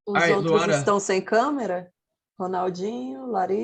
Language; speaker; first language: Portuguese; native; Portuguese